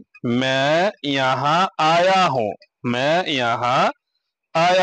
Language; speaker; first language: Hindi; non-native, fluent; Bangla